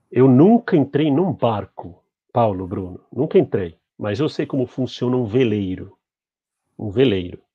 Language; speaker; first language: Portuguese; early bilingual, other home language; Spanish